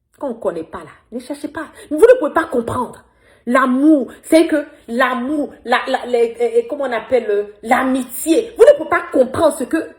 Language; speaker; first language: French; non-native, local second language; Bambara